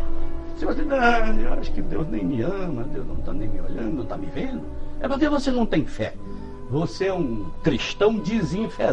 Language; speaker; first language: Portuguese; native; Portuguese